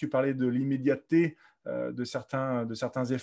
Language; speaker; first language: French; native; French